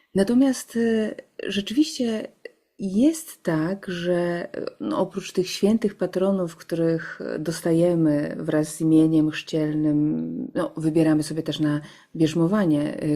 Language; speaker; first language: Polish; native; Polish